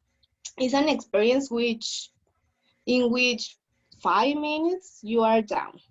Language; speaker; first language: English; non-native, learner; Spanish